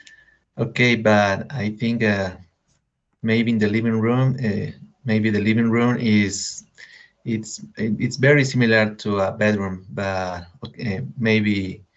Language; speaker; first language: English; non-native, learner; Spanish